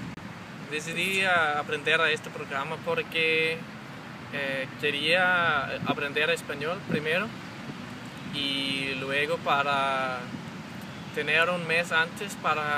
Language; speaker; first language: Spanish; non-native, learner; Danish